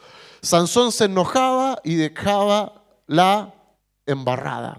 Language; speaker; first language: Spanish; native; Spanish